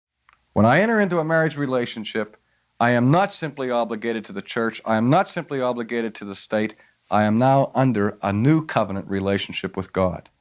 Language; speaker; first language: English; native; English